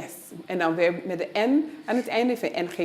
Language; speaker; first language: Dutch; non-native, local second language; Papiamento